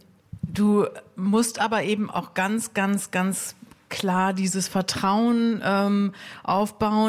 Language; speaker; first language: German; native; German